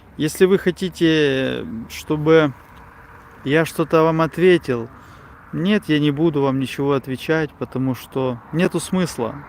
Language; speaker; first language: Russian; non-native, local second language; Ukrainian